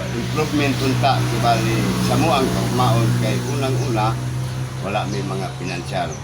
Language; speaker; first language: Cebuano; non-native, local second language; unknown